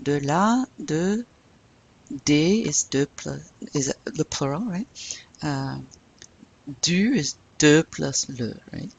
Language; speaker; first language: French; non-native, fluent; English